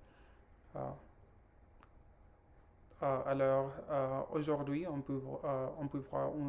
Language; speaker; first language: French; non-native, learner; Spanish